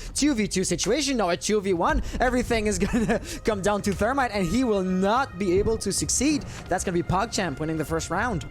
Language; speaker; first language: English; non-native, local second language; French